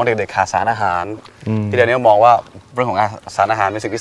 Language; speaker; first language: Thai; native; Thai